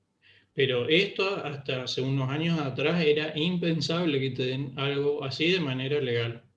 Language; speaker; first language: Spanish; native; Spanish